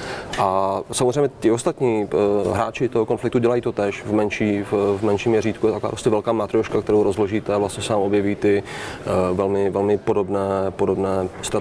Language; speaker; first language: Czech; native; Czech